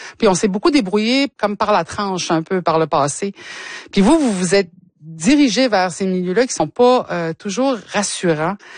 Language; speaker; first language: French; native; French